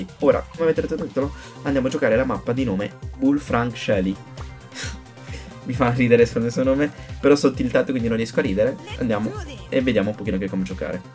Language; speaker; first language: Italian; native; Italian